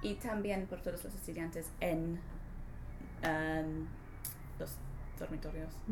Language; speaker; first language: Spanish; non-native, learner; English